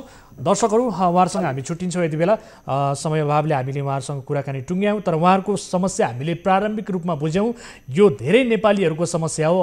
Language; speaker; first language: Nepali; native; Nepali